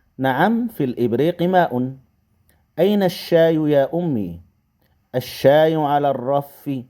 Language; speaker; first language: Arabic; non-native, fluent; Indonesian